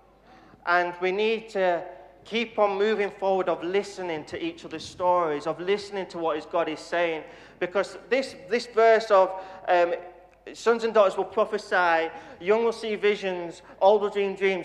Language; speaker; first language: English; native; English